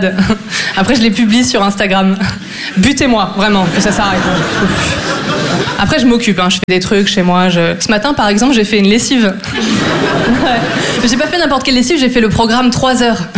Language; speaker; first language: French; native; French